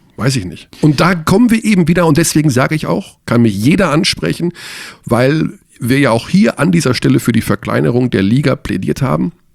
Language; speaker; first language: German; native; German